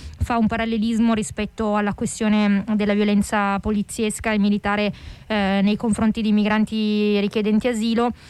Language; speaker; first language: Italian; native; Italian